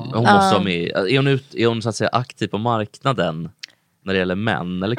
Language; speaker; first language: Swedish; native; Swedish